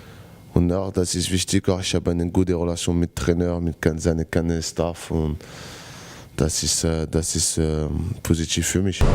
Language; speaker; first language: German; non-native, fluent; French